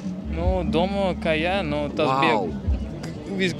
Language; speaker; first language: Latvian; non-native, local second language; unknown